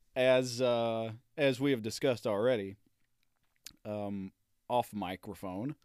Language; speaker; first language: English; native; English